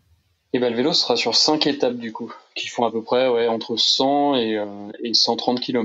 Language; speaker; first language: French; native; French